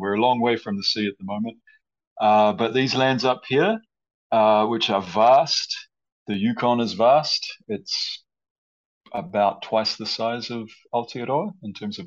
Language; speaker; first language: English; native; English